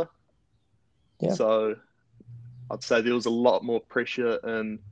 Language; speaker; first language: English; native; English